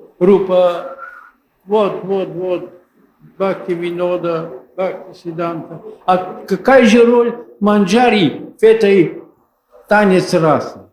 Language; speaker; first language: Russian; non-native, fluent; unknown